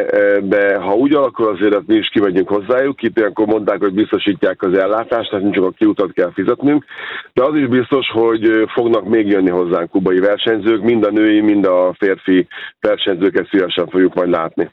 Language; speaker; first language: Hungarian; native; Hungarian